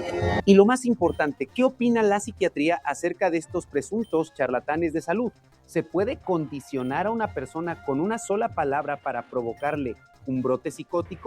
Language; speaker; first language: Spanish; native; Spanish